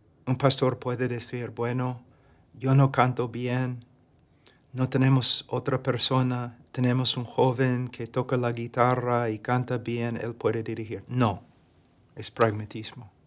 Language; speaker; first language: Spanish; non-native, fluent; English